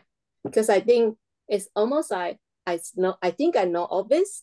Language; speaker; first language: English; non-native, fluent; Chinese